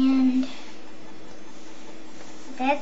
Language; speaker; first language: English; native; English